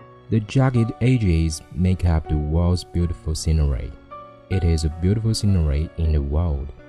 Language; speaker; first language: English; non-native, fluent; Chinese